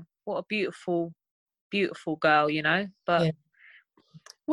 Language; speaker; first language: English; native; English